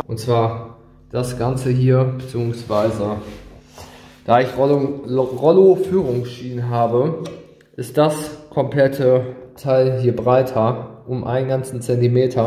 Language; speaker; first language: German; native; German